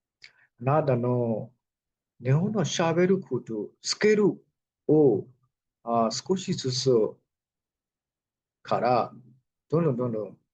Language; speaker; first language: Japanese; non-native, learner; Burmese